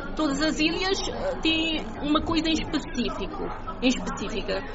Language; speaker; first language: Portuguese; non-native, local second language; Kabuverdianu